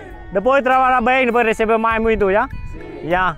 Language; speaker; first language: Portuguese; non-native, learner; Vietnamese